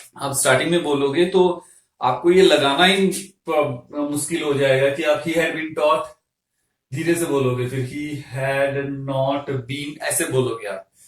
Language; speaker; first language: Hindi; native; Hindi